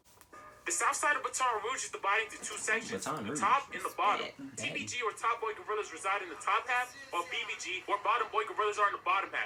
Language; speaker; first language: English; native; English